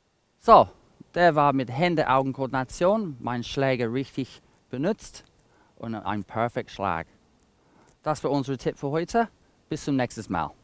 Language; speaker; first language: German; non-native, fluent; English